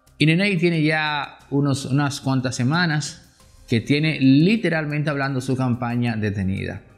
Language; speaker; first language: Spanish; native; Spanish